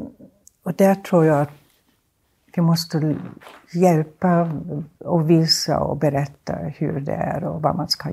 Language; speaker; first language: Swedish; non-native, fluent; German